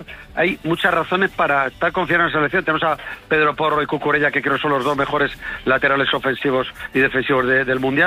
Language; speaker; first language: Spanish; native; Spanish